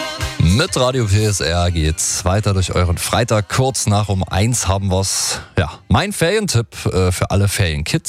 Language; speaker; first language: German; native; German